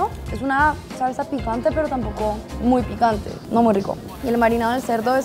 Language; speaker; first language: Spanish; native; Spanish